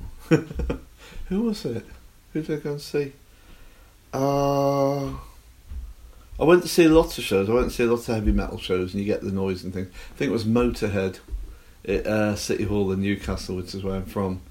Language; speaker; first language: English; native; English